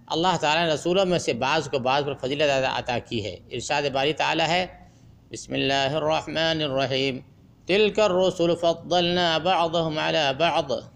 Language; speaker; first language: Urdu; native; Urdu